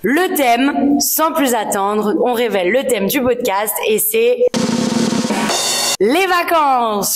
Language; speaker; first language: French; native; French